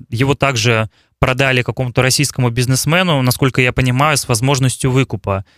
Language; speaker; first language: Russian; native; Russian